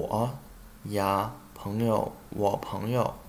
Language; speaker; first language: Chinese; non-native, fluent; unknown